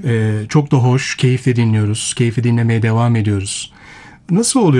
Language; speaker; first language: Turkish; native; Turkish